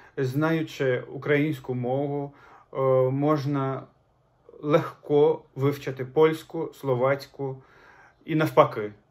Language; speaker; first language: Ukrainian; non-native, fluent; Azerbaijani